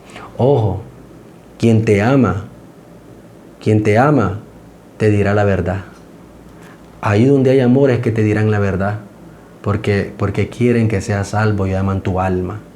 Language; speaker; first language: Spanish; native; Spanish